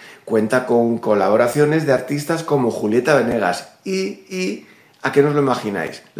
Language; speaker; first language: Spanish; native; Spanish